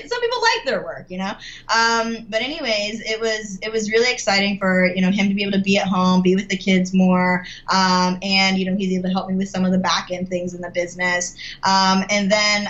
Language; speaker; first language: English; native; English